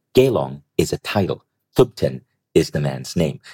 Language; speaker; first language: English; native; English